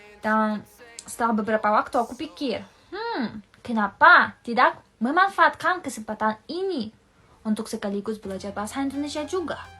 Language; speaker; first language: Indonesian; non-native, fluent; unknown